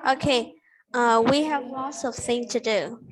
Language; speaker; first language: English; non-native, fluent; Vietnamese